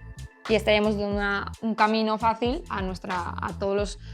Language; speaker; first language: Spanish; native; Spanish